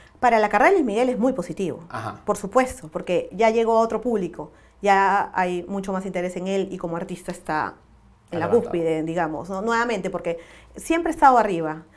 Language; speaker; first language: Spanish; native; Spanish